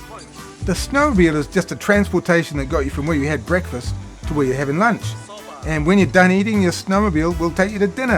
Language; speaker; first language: English; native; English